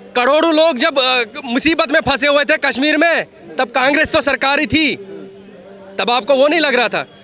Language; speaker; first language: Hindi; native; Hindi